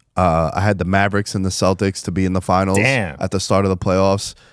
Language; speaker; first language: English; native; English